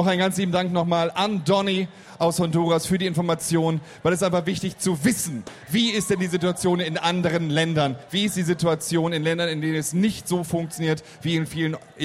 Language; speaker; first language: German; native; German